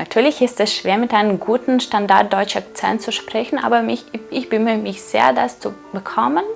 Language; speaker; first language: German; non-native, fluent; Ukrainian